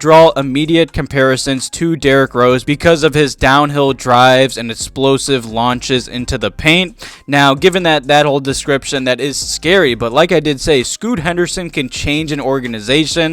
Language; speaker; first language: English; native; English